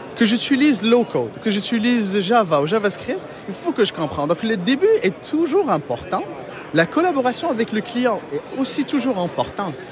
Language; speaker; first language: French; non-native, local second language; Arabic